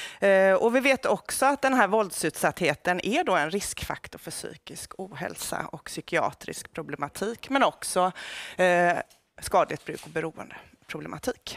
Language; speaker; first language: Swedish; native; Swedish